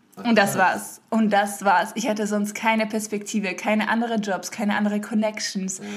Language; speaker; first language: German; early bilingual, heritage; French